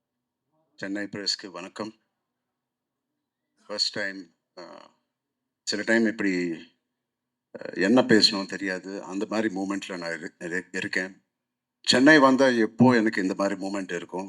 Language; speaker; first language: Tamil; non-native, learner; Telugu